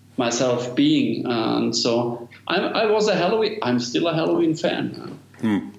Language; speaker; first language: English; non-native, fluent; German